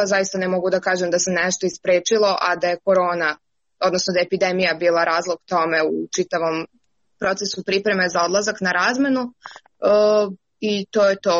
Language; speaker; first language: Serbian; native; Serbian